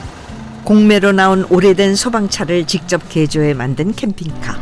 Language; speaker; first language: Korean; native; Korean